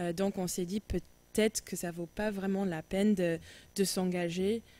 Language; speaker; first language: French; non-native, fluent; English